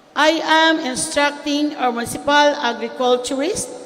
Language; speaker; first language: English; non-native, local second language; Filipino